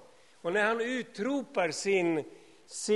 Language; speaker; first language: Swedish; non-native, fluent; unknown